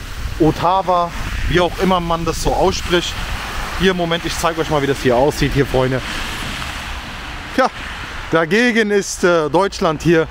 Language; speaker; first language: German; native; German